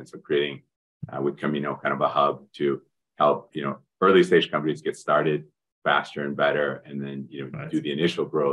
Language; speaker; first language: English; native; English